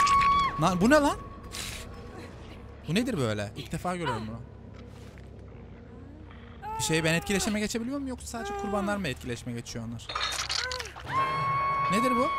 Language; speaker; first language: Turkish; native; Turkish